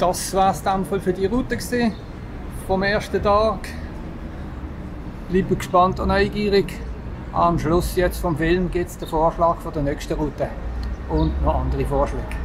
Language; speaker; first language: German; native; German